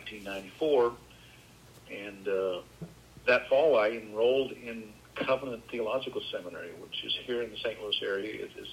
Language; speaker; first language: English; native; English